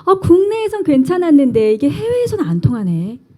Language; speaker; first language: Korean; native; Korean